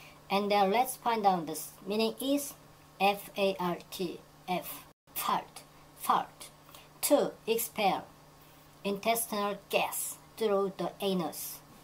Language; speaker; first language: English; non-native, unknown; Korean